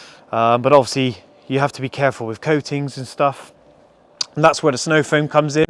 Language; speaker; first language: English; native; English